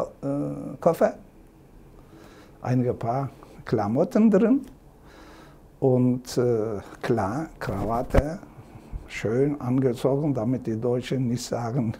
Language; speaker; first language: German; non-native, fluent; Turkish